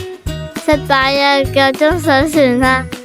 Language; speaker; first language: Chinese; native; Chinese